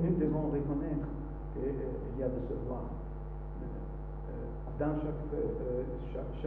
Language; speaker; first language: French; non-native, learner; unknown